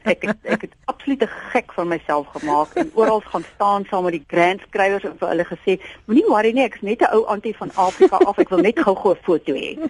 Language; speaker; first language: Afrikaans; native; Afrikaans